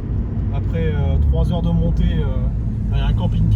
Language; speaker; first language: French; native; French